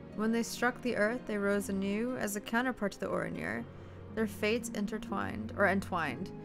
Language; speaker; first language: English; native; English